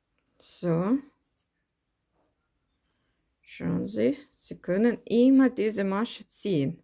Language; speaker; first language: German; non-native, learner; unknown